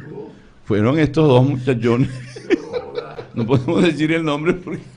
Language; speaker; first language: Spanish; native; Spanish